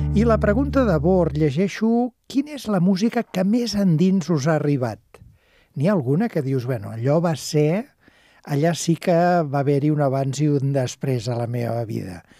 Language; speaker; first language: Catalan; native; Catalan